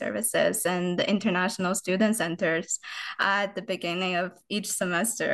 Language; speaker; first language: English; non-native, fluent; Chinese